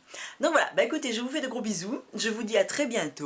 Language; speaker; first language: French; native; French